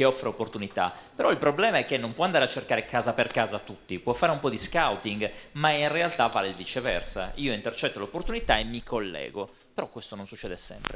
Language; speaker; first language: Italian; native; Italian